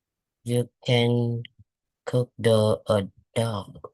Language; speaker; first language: English; non-native, learner; Vietnamese